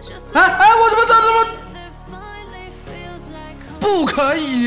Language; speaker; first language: Chinese; native; Chinese